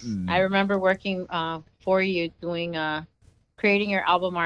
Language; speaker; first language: English; native; English